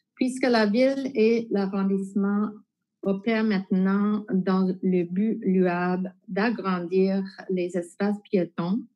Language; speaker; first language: French; non-native, fluent; English